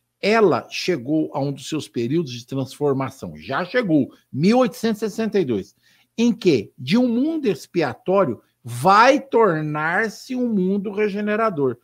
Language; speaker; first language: Portuguese; native; Portuguese